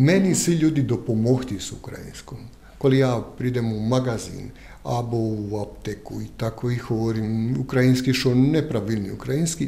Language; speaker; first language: Ukrainian; non-native, learner; Croatian